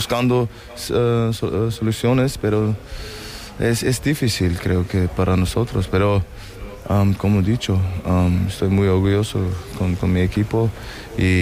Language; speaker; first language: Spanish; non-native, learner; German